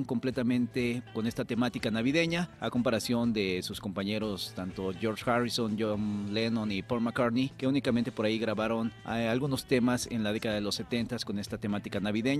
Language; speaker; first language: Spanish; native; Spanish